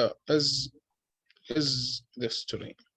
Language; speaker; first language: English; non-native, learner; Arabic